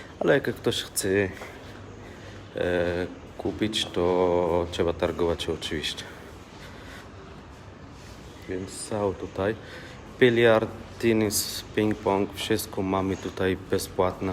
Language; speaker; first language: Polish; non-native, learner; Arabic